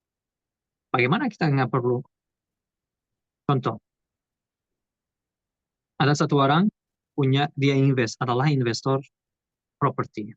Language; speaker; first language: Indonesian; non-native, learner; Portuguese